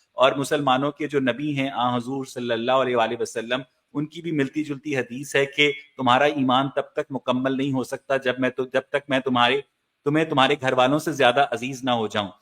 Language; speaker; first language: Urdu; native; Urdu